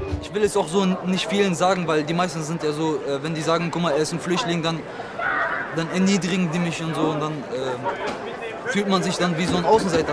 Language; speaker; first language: German; early bilingual, other home language; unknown